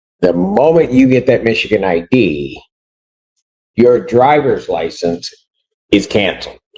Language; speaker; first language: English; native; English